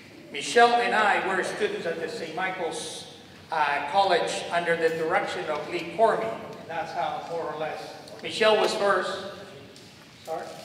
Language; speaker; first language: English; non-native, fluent; Spanish